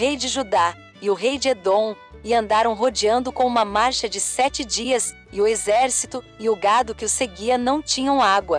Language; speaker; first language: Portuguese; native; Portuguese